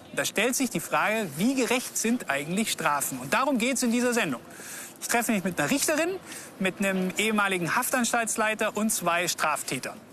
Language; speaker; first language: German; native; German